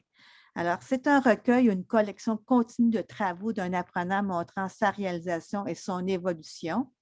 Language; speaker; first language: French; native; French